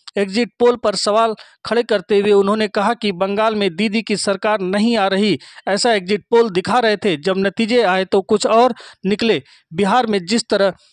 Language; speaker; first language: Hindi; native; Hindi